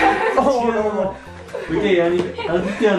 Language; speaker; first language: French; native; French